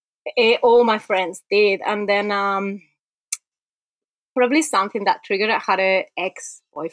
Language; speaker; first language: English; non-native, fluent; Spanish